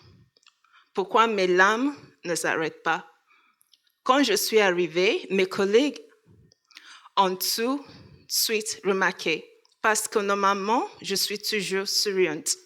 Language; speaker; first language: French; non-native, learner; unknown